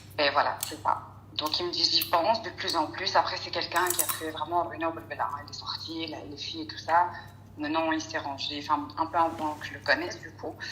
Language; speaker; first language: French; early bilingual, other home language; Arabic